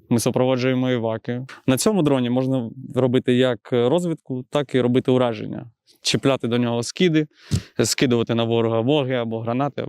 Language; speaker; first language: Ukrainian; native; Ukrainian